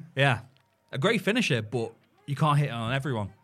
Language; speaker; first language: English; native; English